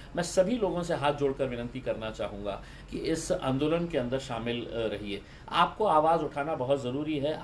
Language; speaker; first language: Hindi; non-native, local second language; Urdu